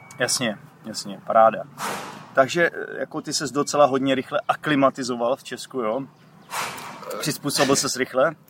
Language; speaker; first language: Czech; native; Czech